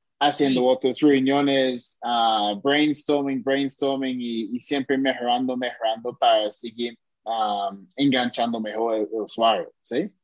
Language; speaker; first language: Spanish; non-native, fluent; English